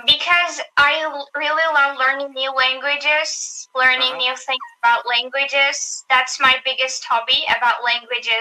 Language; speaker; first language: English; non-native, learner; Turkish